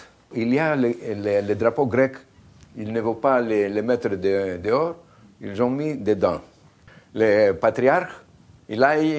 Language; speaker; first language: French; non-native, fluent; Greek